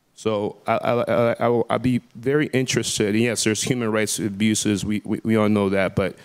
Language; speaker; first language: English; early bilingual, other home language; Akan